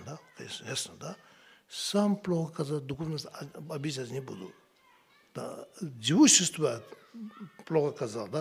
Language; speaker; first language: Russian; non-native, learner; Tibetan